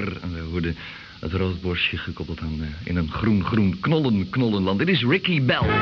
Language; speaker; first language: Dutch; native; Dutch